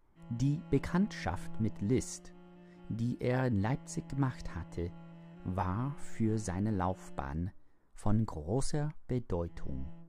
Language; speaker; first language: German; non-native, fluent; English